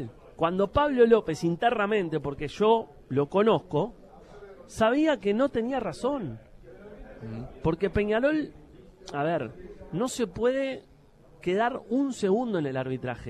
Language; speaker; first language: Spanish; native; Spanish